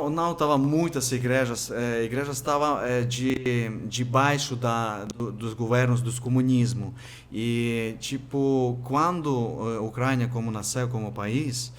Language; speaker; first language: Portuguese; non-native, fluent; Ukrainian